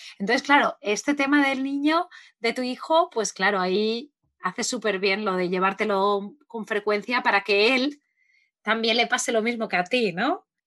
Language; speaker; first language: Spanish; native; Spanish